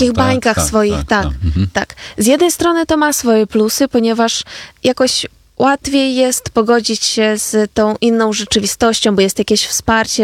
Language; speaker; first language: Polish; non-native, fluent; Ukrainian